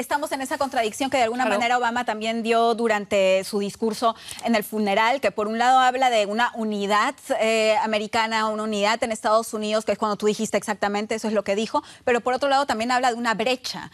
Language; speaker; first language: Spanish; native; Spanish